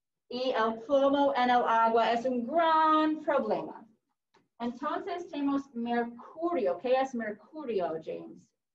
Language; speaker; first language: Spanish; non-native, fluent; English